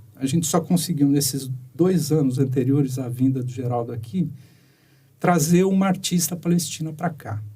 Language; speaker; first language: Portuguese; native; Portuguese